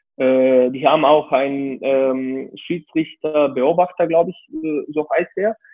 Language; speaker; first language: German; non-native, fluent; Serbian